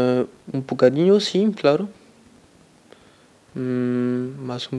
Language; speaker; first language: Portuguese; non-native, learner; French